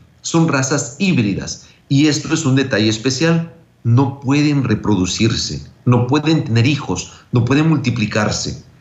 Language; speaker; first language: Spanish; native; Spanish